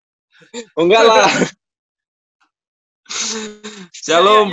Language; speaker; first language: Indonesian; native; Indonesian